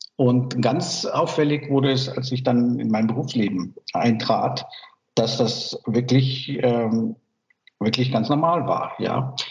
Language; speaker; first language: German; early bilingual, other home language; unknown